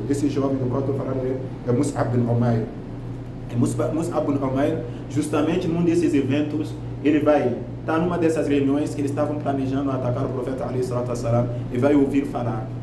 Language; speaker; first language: Portuguese; non-native, fluent; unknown